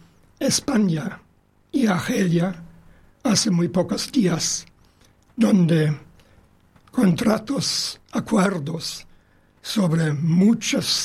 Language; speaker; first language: Spanish; non-native, fluent; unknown